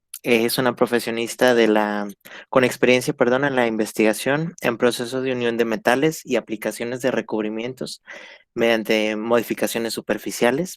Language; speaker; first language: Spanish; native; Spanish